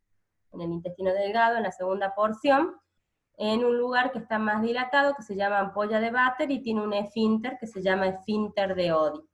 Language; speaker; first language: Spanish; native; Spanish